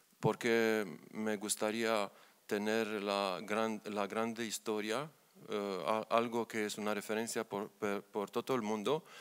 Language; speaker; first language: Spanish; non-native, learner; Romanian